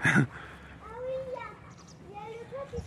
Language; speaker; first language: French; native; French